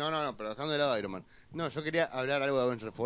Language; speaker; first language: Spanish; native; Spanish